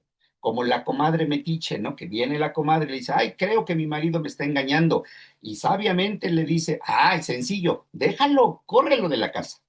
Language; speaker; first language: Spanish; native; Spanish